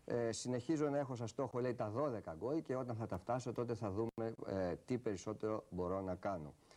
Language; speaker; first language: Greek; native; Greek